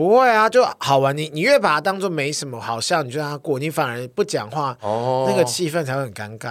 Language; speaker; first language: Chinese; native; Chinese